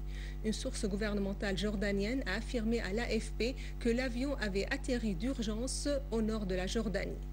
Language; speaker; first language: French; non-native, fluent; Arabic